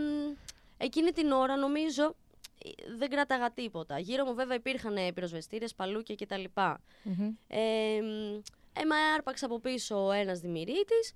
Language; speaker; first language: Greek; native; Greek